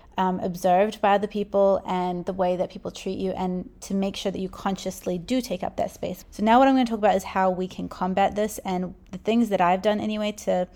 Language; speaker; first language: English; native; English